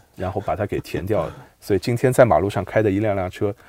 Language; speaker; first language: Chinese; native; Chinese